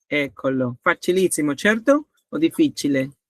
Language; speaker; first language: Italian; non-native, learner; Spanish